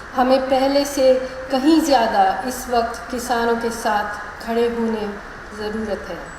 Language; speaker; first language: Hindi; non-native, local second language; English